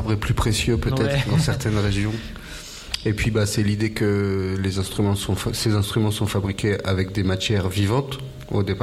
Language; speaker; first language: French; native; French